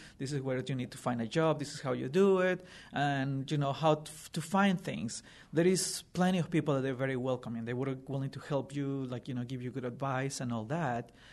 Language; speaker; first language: English; non-native, fluent; Spanish